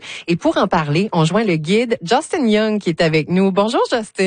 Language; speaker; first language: French; native; French